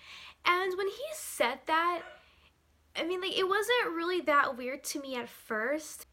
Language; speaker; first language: English; native; English